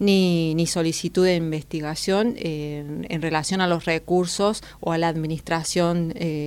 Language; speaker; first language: Spanish; native; Spanish